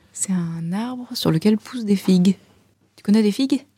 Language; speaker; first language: French; native; French